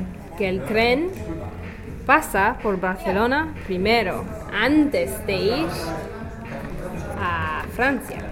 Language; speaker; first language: Spanish; non-native, learner; English